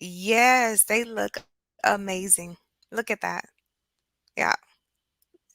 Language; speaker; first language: English; native; English